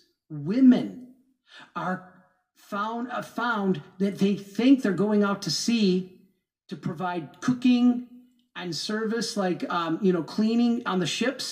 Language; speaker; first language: English; native; English